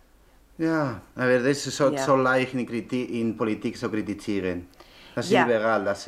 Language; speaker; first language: German; non-native, learner; Spanish